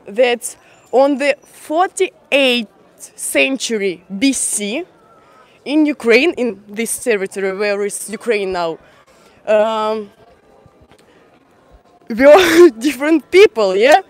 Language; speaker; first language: English; non-native, fluent; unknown